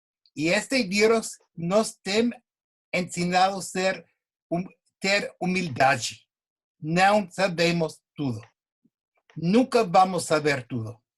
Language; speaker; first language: Portuguese; non-native, fluent; English